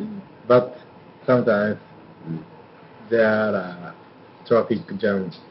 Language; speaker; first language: English; non-native, learner; Japanese